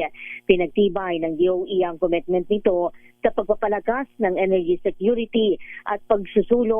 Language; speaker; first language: Filipino; native; Filipino